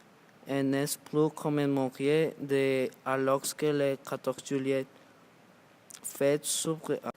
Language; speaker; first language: French; non-native, learner; Spanish